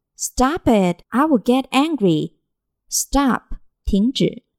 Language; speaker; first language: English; non-native, fluent; Chinese